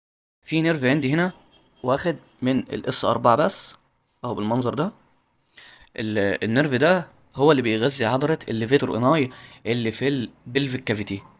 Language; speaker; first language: Arabic; native; Arabic